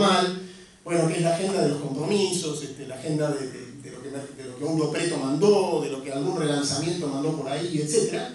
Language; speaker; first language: Spanish; native; Spanish